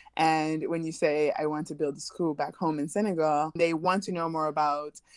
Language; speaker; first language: English; early bilingual, other home language; French